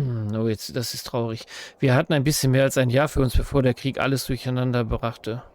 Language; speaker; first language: German; native; German